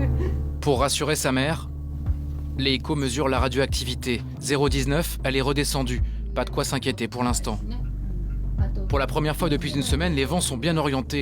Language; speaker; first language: French; native; French